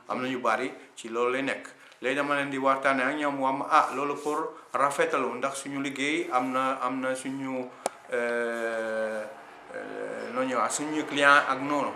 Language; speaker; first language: Wolof; non-native, fluent; Italian